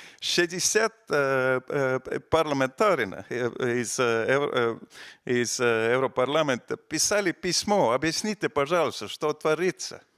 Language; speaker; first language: Russian; non-native, fluent; Estonian